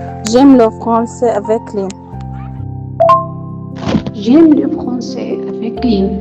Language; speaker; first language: French; non-native, learner; Arabic